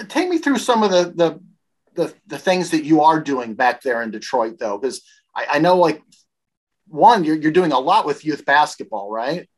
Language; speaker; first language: English; native; English